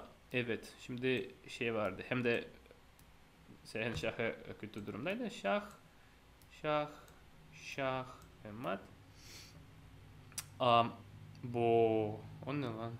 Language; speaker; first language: Turkish; non-native, fluent; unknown